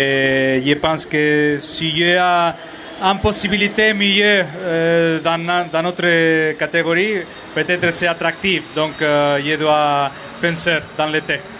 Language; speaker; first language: French; non-native, learner; Spanish